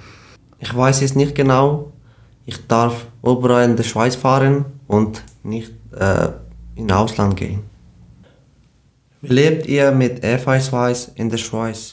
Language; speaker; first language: German; non-native, learner; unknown